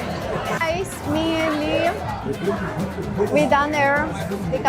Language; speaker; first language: English; non-native, learner; Portuguese